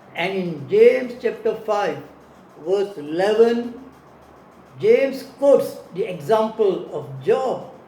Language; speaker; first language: English; non-native, local second language; Tamil